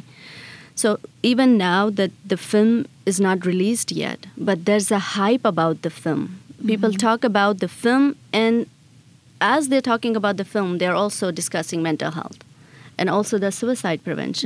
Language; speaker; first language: English; non-native, local second language; Khowar